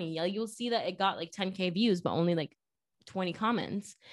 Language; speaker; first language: English; non-native, fluent; Spanish